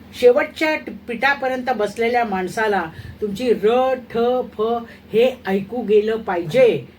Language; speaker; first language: Marathi; native; Marathi